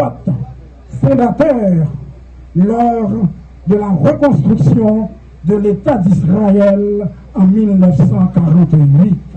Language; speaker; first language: French; non-native, local second language; Haitian Creole